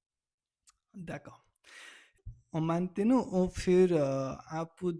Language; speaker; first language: French; non-native, learner; Nepali